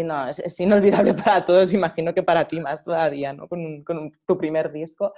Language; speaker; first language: Spanish; native; Spanish